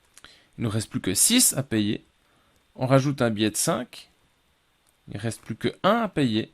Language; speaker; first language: French; native; French